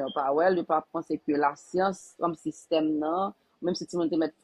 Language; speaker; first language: French; non-native, local second language; Haitian Creole